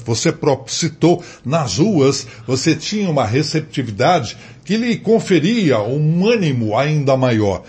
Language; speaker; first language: Portuguese; native; Portuguese